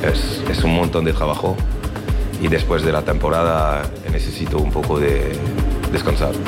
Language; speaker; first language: Spanish; non-native, learner; French